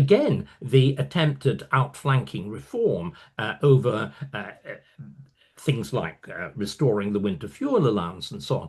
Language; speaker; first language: English; native; English